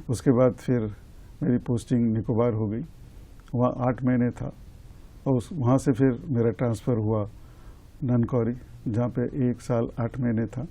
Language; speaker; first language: Hindi; native; Hindi